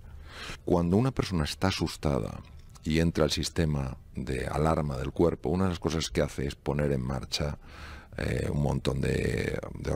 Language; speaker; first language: Spanish; native; Spanish